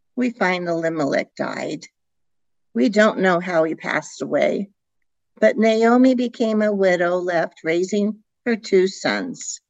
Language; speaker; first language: English; early bilingual, other home language; Dutch